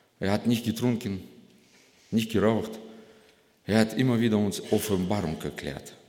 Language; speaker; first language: German; non-native, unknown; Russian